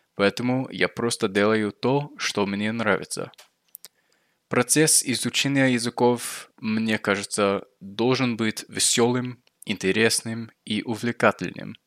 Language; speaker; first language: Russian; non-native, fluent; English